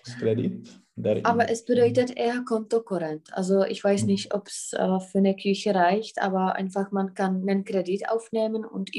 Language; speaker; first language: German; non-native, fluent; Czech